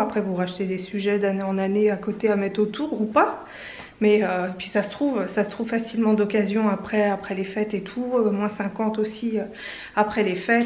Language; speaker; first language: French; native; French